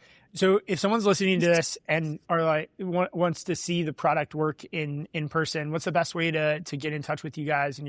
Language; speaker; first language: English; native; English